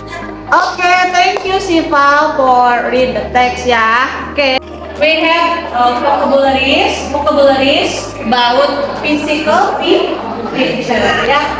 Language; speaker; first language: English; non-native, learner; Indonesian